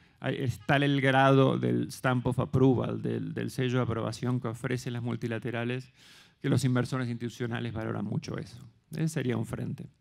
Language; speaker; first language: Spanish; native; Spanish